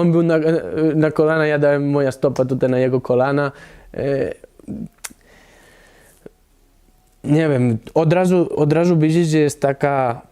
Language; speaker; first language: Polish; non-native, learner; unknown